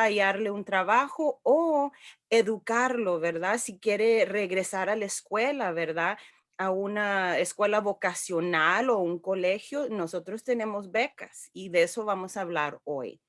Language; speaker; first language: Spanish; early bilingual, heritage; Spanish